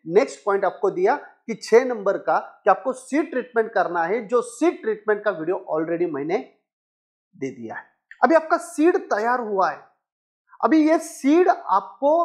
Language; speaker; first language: Hindi; non-native, local second language; Marathi